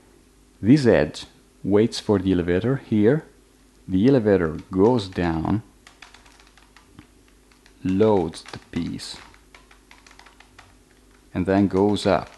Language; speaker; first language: English; non-native, fluent; Italian